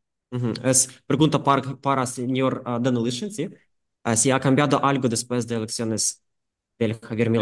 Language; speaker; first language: Spanish; non-native, fluent; Ukrainian